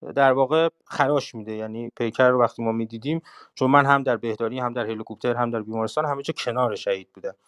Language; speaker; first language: Persian; native; Persian